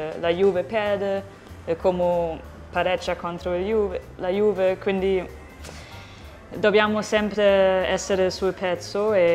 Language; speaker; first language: Italian; non-native, fluent; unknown